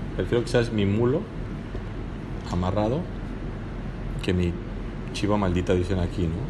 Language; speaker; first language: Spanish; native; Spanish